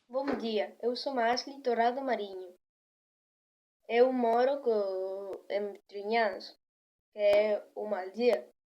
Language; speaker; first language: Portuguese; non-native, learner; Galician